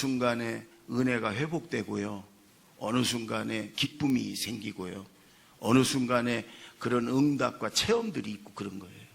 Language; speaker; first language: Korean; native; Korean